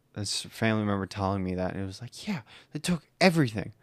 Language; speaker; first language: English; early bilingual, other home language; Filipino